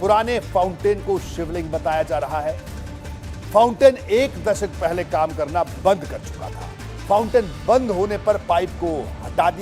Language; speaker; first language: Hindi; native; Hindi